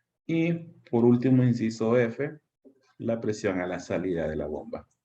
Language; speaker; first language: Spanish; native; Spanish